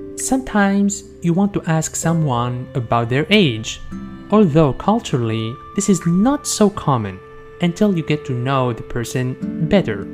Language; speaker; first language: English; non-native, fluent; Arabic